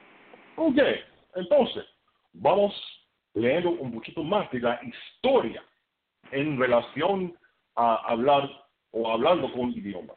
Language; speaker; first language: Spanish; non-native, fluent; English